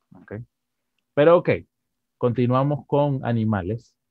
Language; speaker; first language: Spanish; native; Spanish